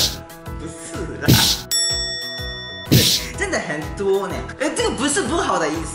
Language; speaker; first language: Chinese; non-native, fluent; Japanese